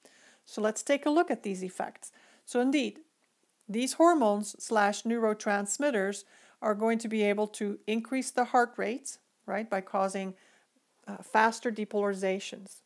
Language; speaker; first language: English; native; English